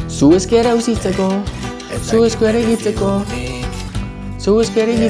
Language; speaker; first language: Basque; non-native, learner; English